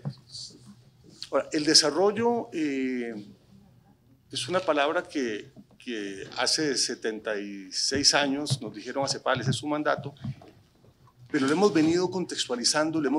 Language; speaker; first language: Spanish; native; Spanish